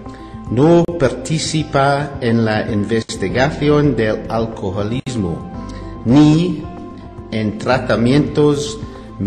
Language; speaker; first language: Spanish; non-native, learner; English